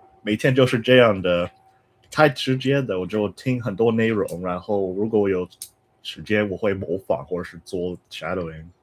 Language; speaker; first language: Chinese; non-native, fluent; English